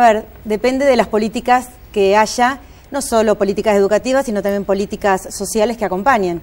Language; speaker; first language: Spanish; native; Spanish